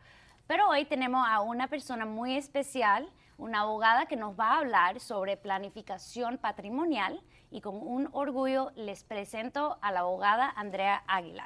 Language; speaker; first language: Spanish; early bilingual, heritage; Spanish